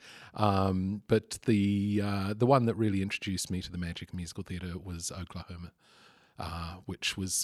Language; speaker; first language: English; native; English